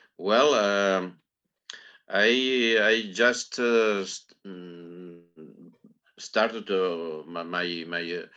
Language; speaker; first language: English; non-native, learner; Catalan